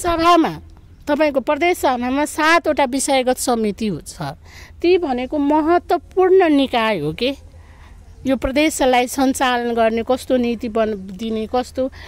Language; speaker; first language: Nepali; non-native, local second language; Maithili